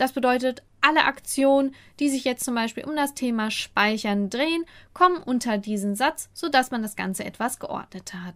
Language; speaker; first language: German; native; German